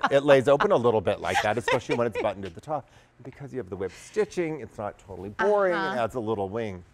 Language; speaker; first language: English; native; English